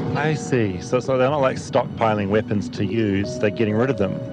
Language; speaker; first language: English; native; English